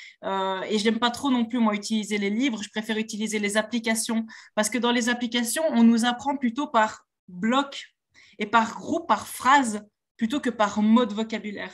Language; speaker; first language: French; native; French